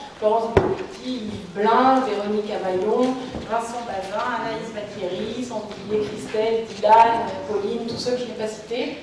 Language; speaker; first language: French; native; French